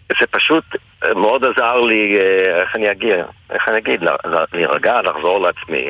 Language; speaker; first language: Hebrew; early bilingual, other home language; English